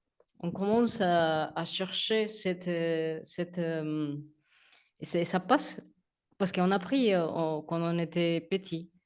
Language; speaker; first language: French; non-native, learner; Spanish